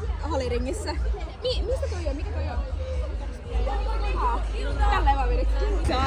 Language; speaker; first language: Finnish; native; Finnish